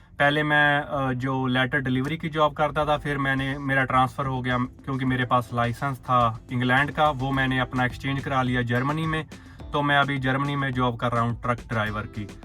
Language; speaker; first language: Hindi; non-native, local second language; Punjabi